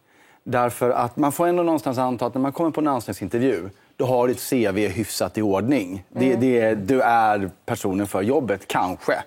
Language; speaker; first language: Swedish; native; Swedish